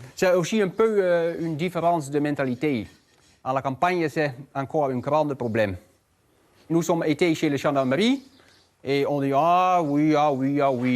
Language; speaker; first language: French; non-native, learner; Dutch